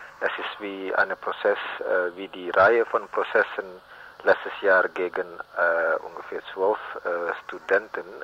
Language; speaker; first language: German; non-native, learner; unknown